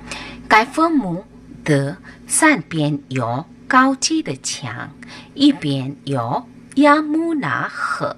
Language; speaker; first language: Chinese; non-native, fluent; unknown